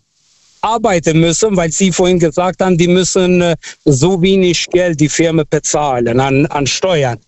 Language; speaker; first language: German; non-native, fluent; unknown